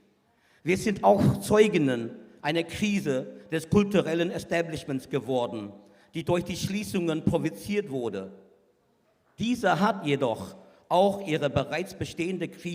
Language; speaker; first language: German; non-native, fluent; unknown